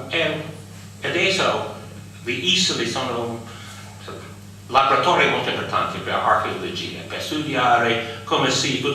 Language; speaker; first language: Italian; non-native, fluent; English